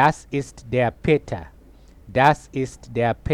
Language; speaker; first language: German; non-native, fluent; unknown